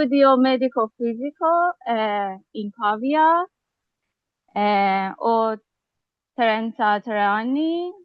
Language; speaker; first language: Italian; non-native, learner; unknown